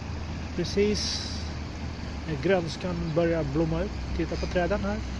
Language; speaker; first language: Swedish; native; Swedish